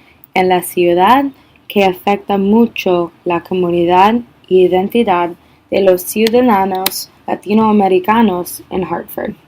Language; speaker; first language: Spanish; non-native, learner; English